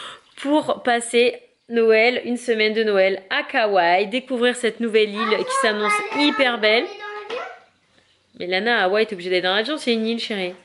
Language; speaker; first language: French; native; French